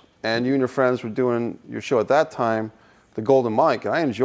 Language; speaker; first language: English; native; English